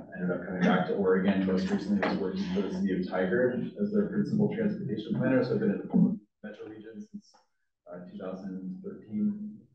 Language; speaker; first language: English; native; English